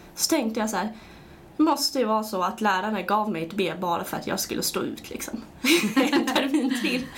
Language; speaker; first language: Swedish; early bilingual, other home language; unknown